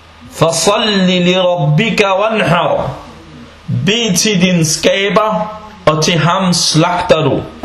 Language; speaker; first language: Danish; non-native, fluent; Arabic